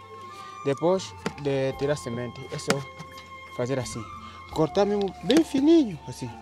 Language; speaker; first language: Portuguese; non-native, learner; Vietnamese